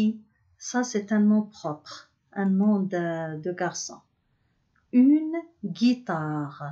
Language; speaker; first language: French; non-native, local second language; Arabic